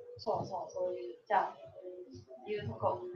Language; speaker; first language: Japanese; non-native, fluent; Chinese